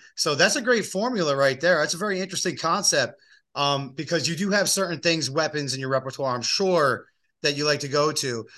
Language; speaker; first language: English; native; English